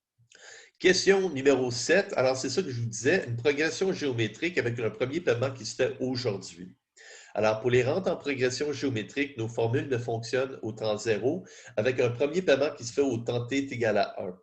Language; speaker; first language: French; native; French